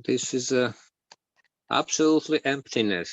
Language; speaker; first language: English; non-native, learner; Georgian